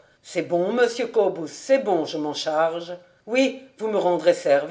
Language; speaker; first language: French; native; French